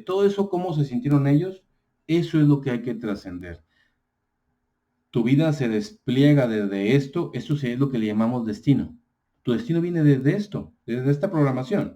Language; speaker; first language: Spanish; native; Spanish